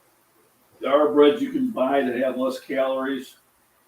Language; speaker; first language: English; native; English